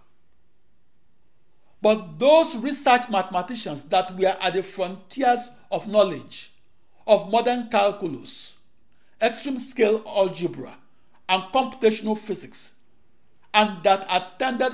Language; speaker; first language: English; non-native, local second language; Igbo